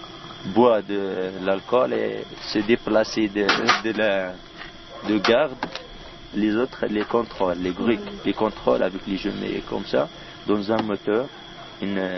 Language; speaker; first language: French; non-native, fluent; Arabic